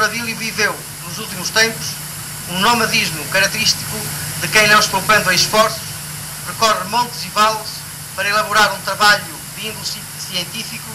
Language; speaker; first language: Portuguese; native; Portuguese